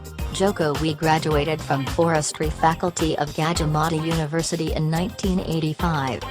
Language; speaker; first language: English; non-native, learner; Indonesian